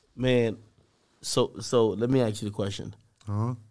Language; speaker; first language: English; native; English